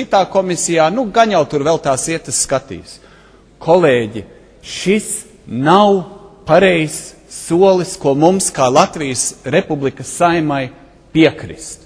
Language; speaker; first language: Latvian; early bilingual, heritage; Latvian